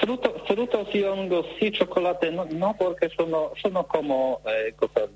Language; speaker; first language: Spanish; non-native, learner; Polish